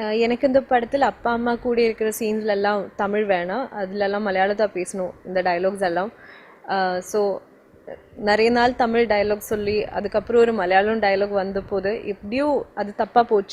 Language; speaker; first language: Tamil; non-native, learner; Malayalam